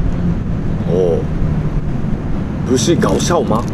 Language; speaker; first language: Chinese; non-native, learner; Japanese